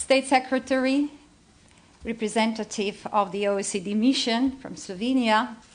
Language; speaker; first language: English; non-native, fluent; Slovenian